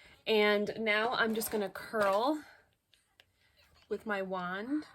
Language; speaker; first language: English; native; English